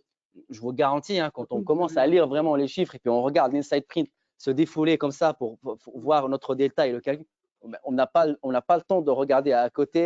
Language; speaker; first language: French; native; French